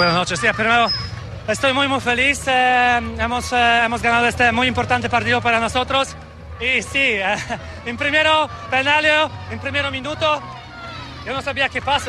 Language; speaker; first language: Spanish; non-native, learner; Polish